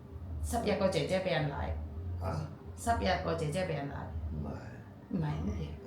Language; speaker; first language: Cantonese; non-native, learner; Javanese